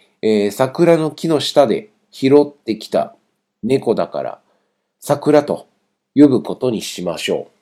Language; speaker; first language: Japanese; non-native, fluent; Chinese